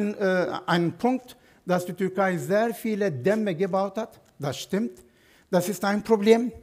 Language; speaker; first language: German; non-native, fluent; Turkish